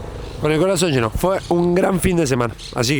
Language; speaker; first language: Spanish; native; Spanish